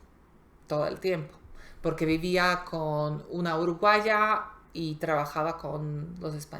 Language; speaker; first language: Spanish; non-native, fluent; Slovak